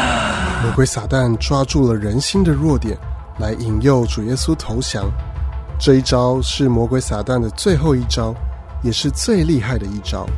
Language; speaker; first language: Chinese; native; Chinese